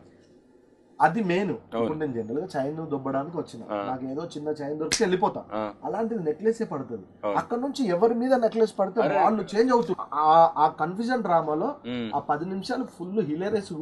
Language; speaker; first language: Telugu; native; Telugu